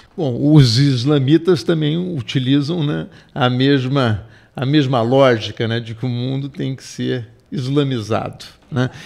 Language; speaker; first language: Portuguese; native; Portuguese